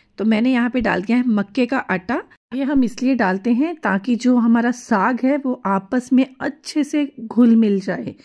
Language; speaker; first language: Hindi; non-native, local second language; Punjabi